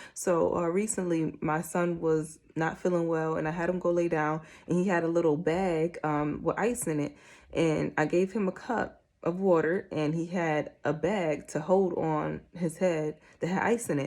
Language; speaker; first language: English; native; English